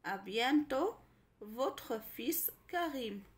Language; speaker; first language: French; non-native, local second language; Arabic